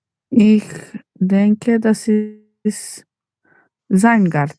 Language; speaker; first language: German; non-native, learner; Macedonian